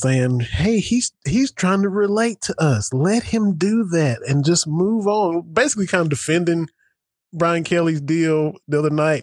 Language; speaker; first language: English; native; English